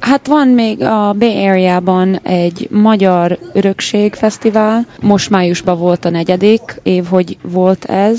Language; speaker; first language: Hungarian; early bilingual, heritage; Hungarian